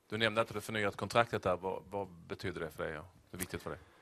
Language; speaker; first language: Swedish; native; Swedish